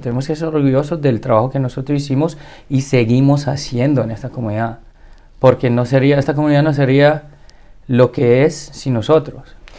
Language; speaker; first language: Spanish; early bilingual, heritage; Spanish